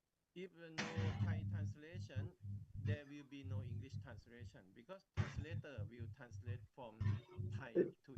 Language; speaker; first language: English; non-native, learner; Thai